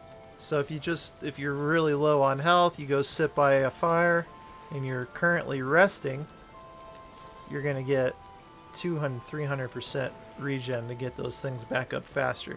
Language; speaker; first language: English; native; English